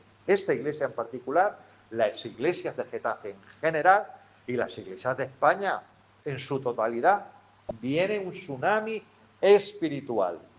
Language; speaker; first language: Spanish; native; Spanish